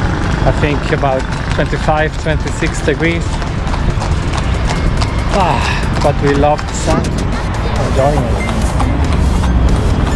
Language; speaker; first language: English; non-native, fluent; German